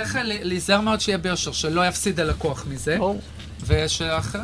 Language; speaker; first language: Hebrew; native; Hebrew